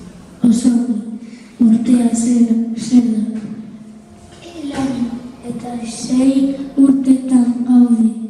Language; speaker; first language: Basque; non-native, local second language; Spanish